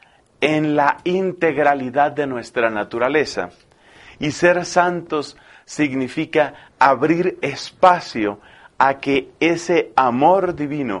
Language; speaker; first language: Spanish; native; Spanish